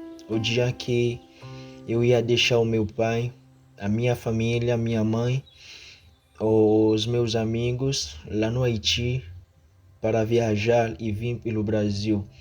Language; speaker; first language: Portuguese; non-native, fluent; Haitian Creole